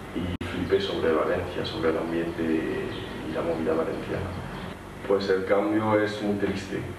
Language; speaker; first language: Spanish; non-native, fluent; French